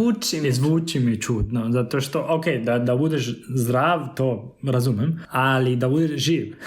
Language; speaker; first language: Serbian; non-native, fluent; Spanish